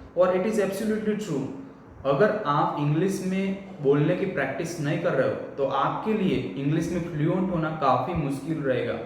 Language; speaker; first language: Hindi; non-native, local second language; Gujarati